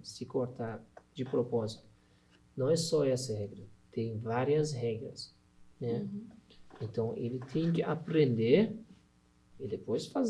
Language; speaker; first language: Portuguese; non-native, learner; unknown